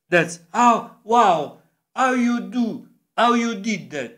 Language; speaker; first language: English; non-native, learner; Italian